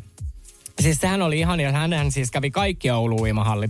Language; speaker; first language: Finnish; native; Finnish